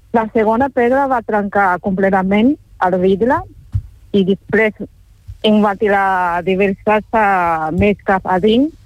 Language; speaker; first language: Catalan; non-native, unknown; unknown